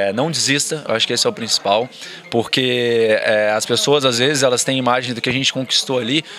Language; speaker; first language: Portuguese; native; Portuguese